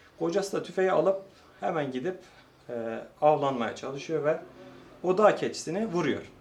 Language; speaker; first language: Turkish; non-native, local second language; Kurdish